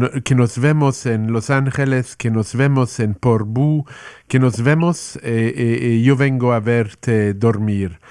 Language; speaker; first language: Spanish; non-native, learner; English